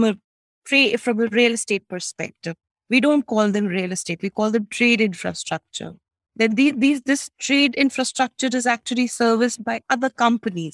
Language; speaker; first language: English; non-native, local second language; Kashmiri